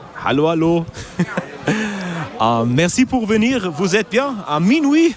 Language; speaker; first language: French; non-native, learner; German